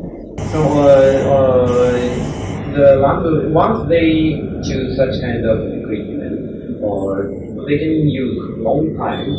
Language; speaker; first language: English; non-native, learner; Japanese